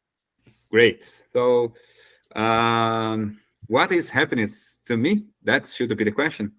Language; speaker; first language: English; non-native, learner; Portuguese